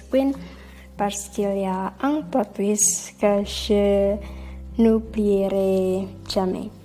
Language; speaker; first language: French; non-native, learner; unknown